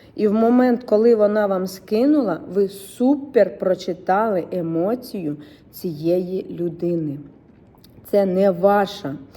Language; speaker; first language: Ukrainian; non-native, local second language; Russian